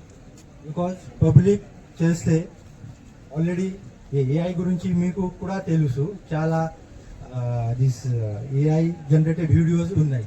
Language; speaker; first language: Telugu; non-native, learner; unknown